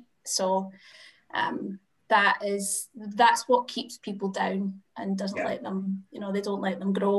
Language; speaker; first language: English; native; English